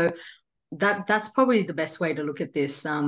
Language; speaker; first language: English; non-native, local second language; Hindi